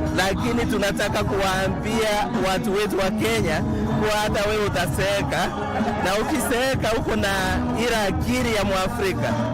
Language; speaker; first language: Swahili; non-native, local second language; Gusii